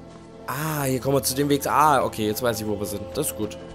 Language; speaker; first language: German; native; German